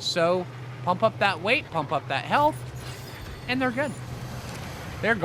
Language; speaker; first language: English; native; English